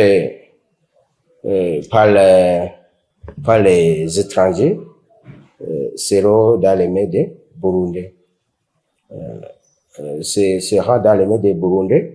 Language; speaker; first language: French; non-native, local second language; Rundi